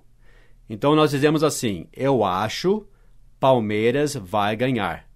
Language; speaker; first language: Portuguese; non-native, fluent; English